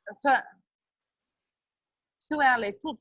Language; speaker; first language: French; non-native, learner; Portuguese